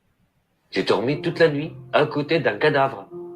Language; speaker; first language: French; non-native, learner; Arabic